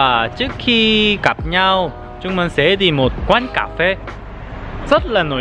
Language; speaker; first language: Vietnamese; non-native, fluent; Korean